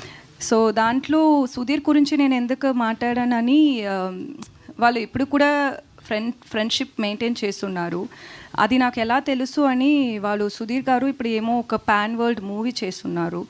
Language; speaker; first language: Telugu; non-native, learner; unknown